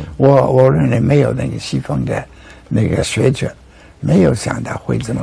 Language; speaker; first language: Chinese; non-native, fluent; English